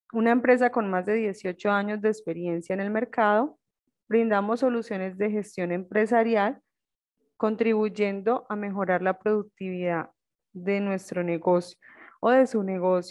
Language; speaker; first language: Spanish; native; Spanish